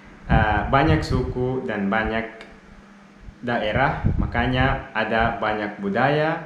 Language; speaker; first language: Indonesian; non-native, fluent; Arabic